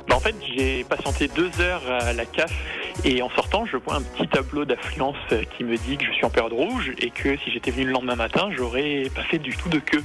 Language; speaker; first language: French; native; French